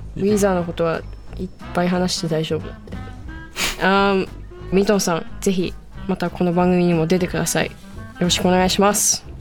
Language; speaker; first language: Japanese; early bilingual, heritage; Japanese